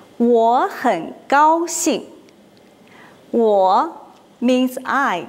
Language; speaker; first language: Chinese; non-native, learner; English